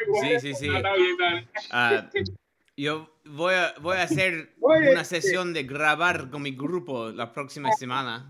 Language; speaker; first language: Spanish; non-native, learner; English